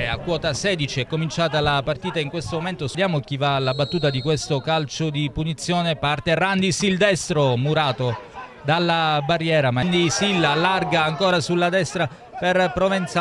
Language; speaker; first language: Italian; native; Italian